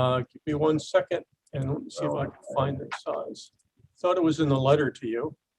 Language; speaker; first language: English; native; English